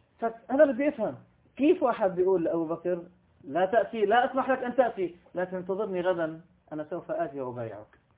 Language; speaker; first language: Arabic; native; Arabic